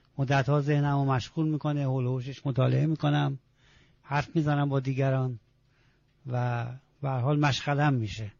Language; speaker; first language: Persian; non-native, local second language; Azerbaijani